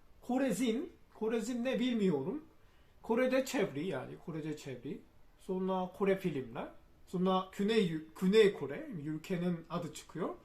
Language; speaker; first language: Turkish; non-native, fluent; Korean